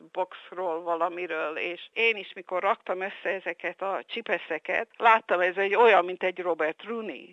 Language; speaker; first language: Hungarian; early bilingual, heritage; Hungarian